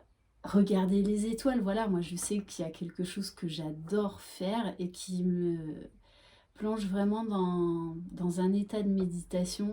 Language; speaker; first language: French; native; French